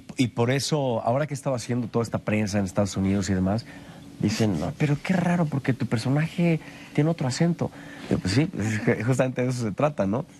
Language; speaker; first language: Spanish; native; Spanish